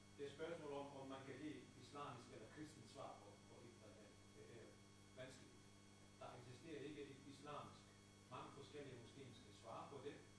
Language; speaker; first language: Danish; non-native, fluent; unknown